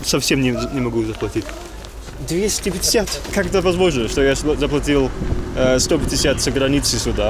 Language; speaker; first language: Russian; non-native, learner; English